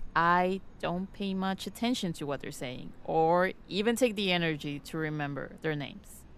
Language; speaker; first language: English; native; English